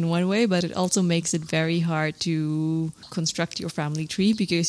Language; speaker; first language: English; native; English